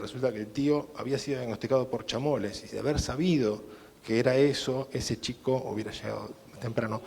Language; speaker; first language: Spanish; native; Spanish